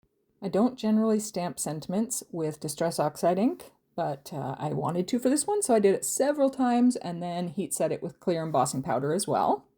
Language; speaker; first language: English; native; English